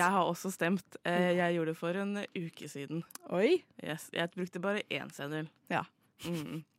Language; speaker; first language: Norwegian; native; Norwegian